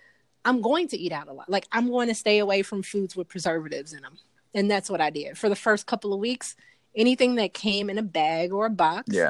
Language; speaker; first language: English; native; English